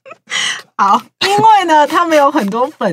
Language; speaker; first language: Chinese; native; Chinese